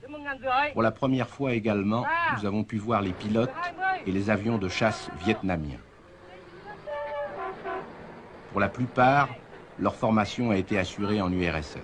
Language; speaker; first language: French; native; French